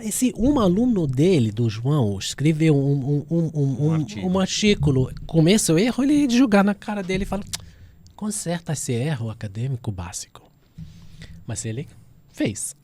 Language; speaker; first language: Portuguese; non-native, fluent; Arabic